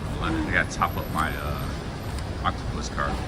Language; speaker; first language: English; native; English